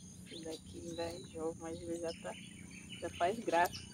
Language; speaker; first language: Portuguese; native; Portuguese